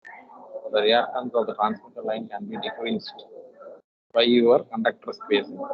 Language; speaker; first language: English; non-native, local second language; Tamil